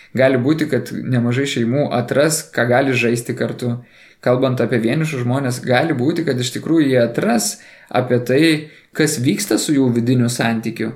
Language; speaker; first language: Lithuanian; native; Lithuanian